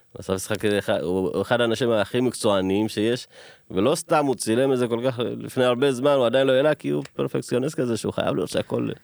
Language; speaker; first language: Hebrew; early bilingual, other home language; Amharic